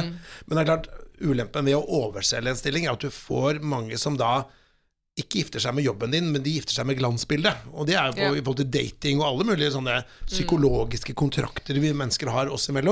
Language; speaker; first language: Norwegian; native; Norwegian